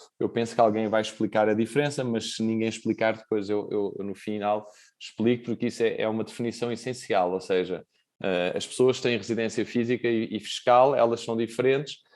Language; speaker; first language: Portuguese; native; Portuguese